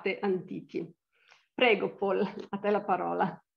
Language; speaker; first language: Italian; native; Italian